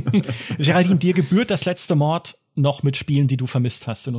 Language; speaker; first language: German; native; German